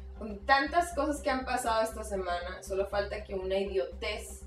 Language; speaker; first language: Spanish; native; Spanish